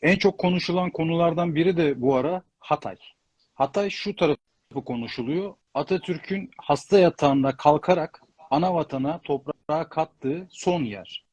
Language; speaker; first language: Turkish; native; Turkish